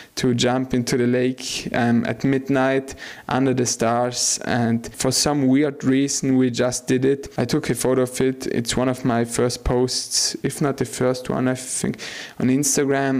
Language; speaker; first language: English; non-native, fluent; German